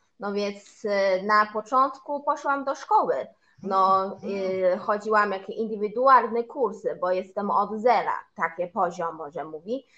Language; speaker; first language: Polish; non-native, learner; Chinese